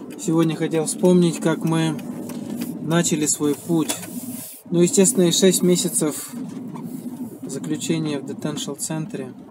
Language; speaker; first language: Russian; native; Russian